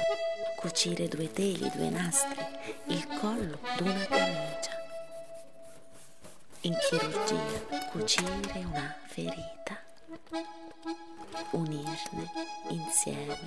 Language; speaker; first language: Italian; native; Italian